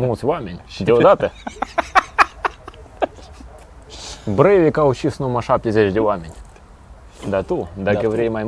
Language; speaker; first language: Romanian; non-native, local second language; Russian